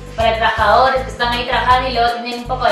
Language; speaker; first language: Spanish; native; Spanish